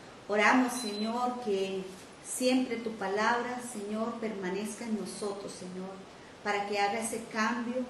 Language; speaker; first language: Spanish; native; Spanish